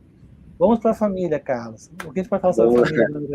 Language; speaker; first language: Portuguese; native; Portuguese